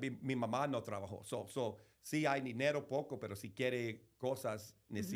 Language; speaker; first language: Spanish; early bilingual, heritage; English